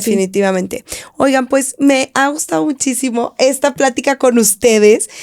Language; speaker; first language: Spanish; native; Spanish